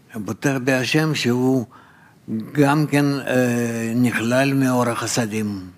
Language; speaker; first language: Hebrew; non-native, fluent; Russian